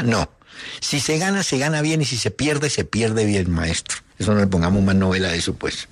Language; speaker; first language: Spanish; native; Spanish